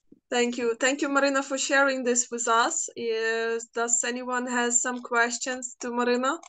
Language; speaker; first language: English; non-native, fluent; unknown